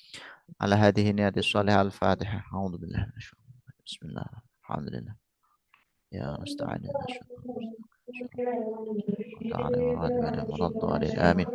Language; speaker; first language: Arabic; non-native, fluent; Indonesian